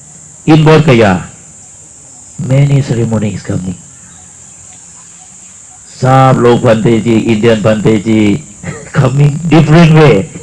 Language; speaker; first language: English; non-native, learner; Thai